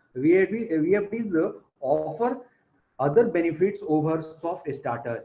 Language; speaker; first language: Hindi; native; Hindi